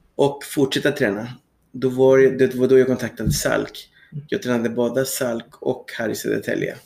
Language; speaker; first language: Swedish; non-native, fluent; Spanish